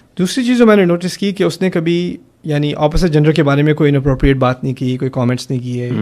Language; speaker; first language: Urdu; early bilingual, heritage; German